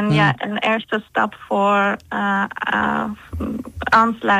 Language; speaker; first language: Dutch; non-native, learner; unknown